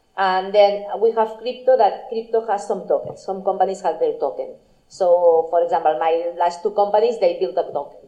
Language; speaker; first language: English; non-native, fluent; Spanish